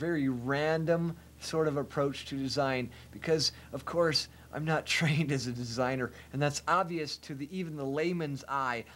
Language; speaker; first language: English; native; English